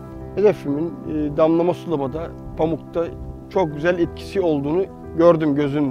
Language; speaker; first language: Turkish; native; Turkish